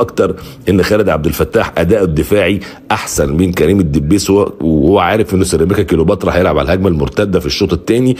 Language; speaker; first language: Arabic; native; Arabic